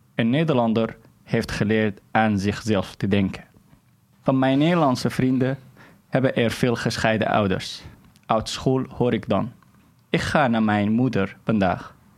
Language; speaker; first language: Dutch; non-native, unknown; Arabic